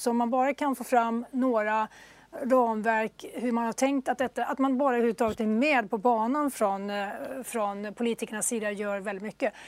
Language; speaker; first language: Swedish; native; Swedish